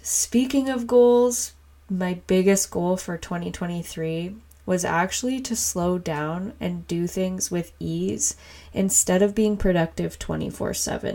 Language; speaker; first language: English; native; English